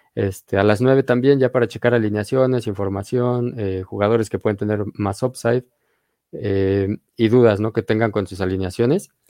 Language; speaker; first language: Spanish; native; Spanish